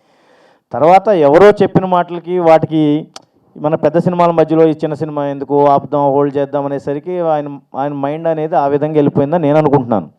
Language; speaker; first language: Telugu; native; Telugu